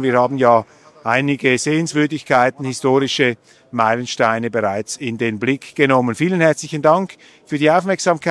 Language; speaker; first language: German; native; German